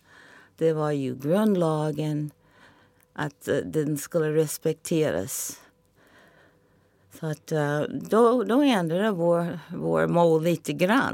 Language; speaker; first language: Swedish; non-native, fluent; English